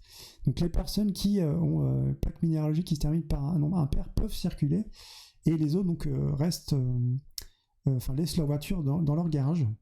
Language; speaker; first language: French; native; French